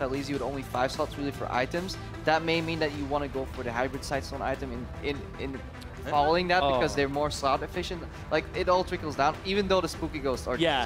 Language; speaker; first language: English; native; English